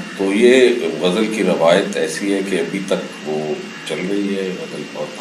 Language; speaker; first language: Urdu; early bilingual, heritage; Urdu